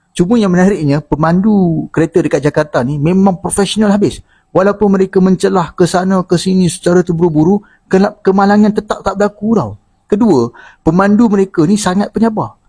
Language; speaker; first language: Malay; native; Malay